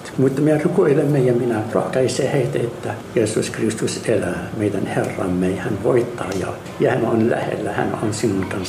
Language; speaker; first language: Finnish; non-native, learner; Arabic